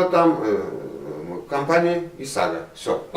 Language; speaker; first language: Russian; non-native, learner; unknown